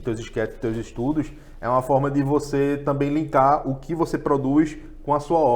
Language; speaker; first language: Portuguese; native; Portuguese